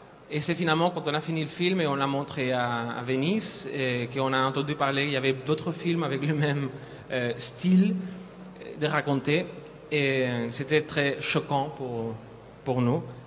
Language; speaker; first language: French; non-native, fluent; Spanish